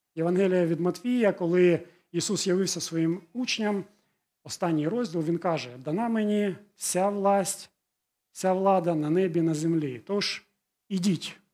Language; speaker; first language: Ukrainian; non-native, local second language; Russian